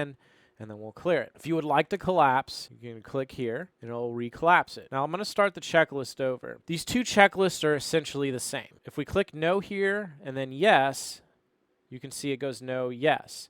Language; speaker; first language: English; native; English